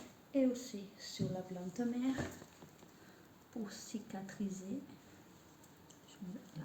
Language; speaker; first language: French; native; French